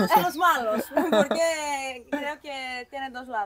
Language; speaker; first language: Spanish; non-native, fluent; Greek